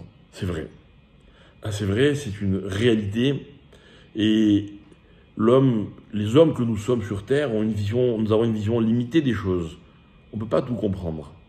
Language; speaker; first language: French; native; French